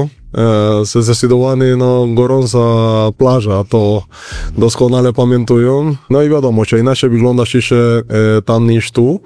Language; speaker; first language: Polish; non-native, fluent; Spanish